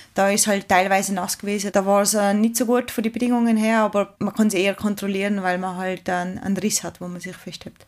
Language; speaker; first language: German; native; German